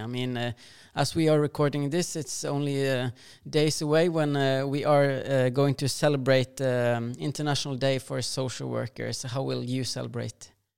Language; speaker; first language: English; non-native, fluent; Norwegian